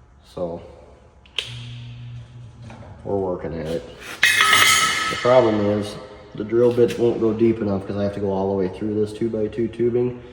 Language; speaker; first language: English; native; English